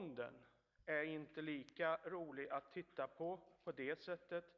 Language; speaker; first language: Swedish; native; Swedish